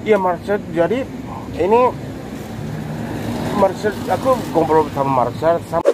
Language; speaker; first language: Indonesian; non-native, learner; Japanese